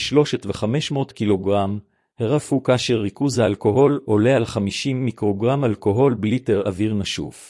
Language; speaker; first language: Hebrew; native; Hebrew